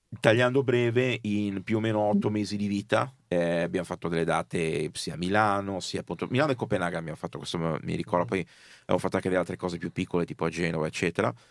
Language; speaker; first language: Italian; native; Italian